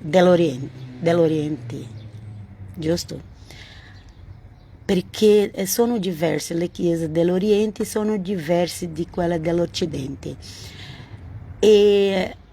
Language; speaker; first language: Italian; non-native, learner; Portuguese